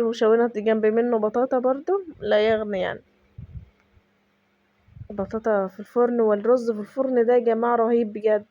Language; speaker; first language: Arabic; native; Arabic